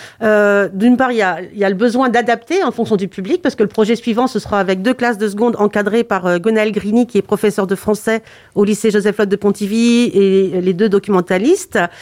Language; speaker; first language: French; native; French